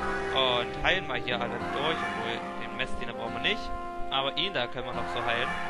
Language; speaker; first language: German; native; German